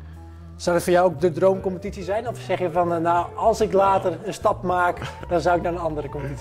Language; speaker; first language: Dutch; native; Dutch